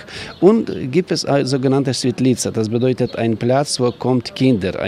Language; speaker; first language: German; non-native, learner; Ukrainian